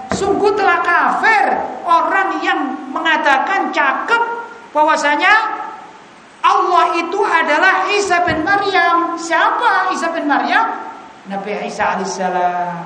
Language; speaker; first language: Indonesian; native; Indonesian